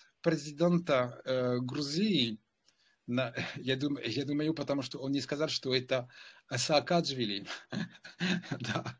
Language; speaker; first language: Russian; non-native, fluent; French